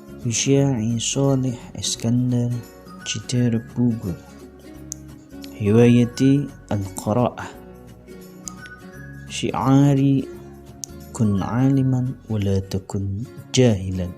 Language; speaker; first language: Arabic; non-native, learner; Indonesian